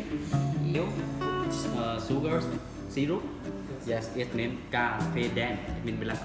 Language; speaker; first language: English; non-native, learner; Vietnamese